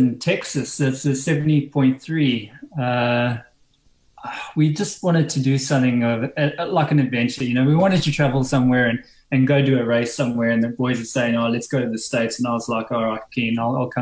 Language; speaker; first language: English; native; English